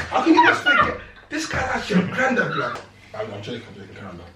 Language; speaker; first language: English; native; English